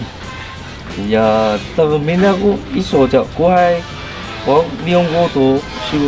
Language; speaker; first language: Japanese; non-native, learner; Vietnamese